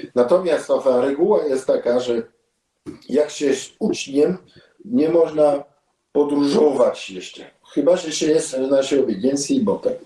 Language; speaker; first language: Polish; early bilingual, heritage; Polish